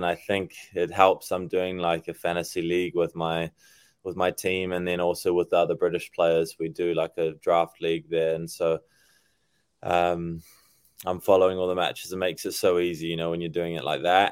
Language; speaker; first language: English; native; English